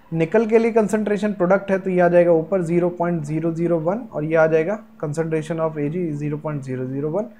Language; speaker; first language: Hindi; native; Hindi